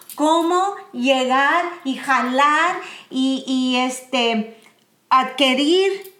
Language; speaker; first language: Spanish; early bilingual, heritage; Spanish